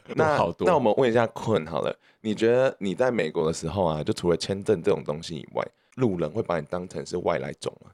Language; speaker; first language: Chinese; native; Chinese